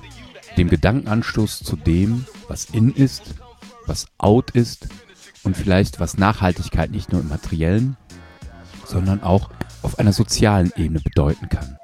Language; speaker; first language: German; native; German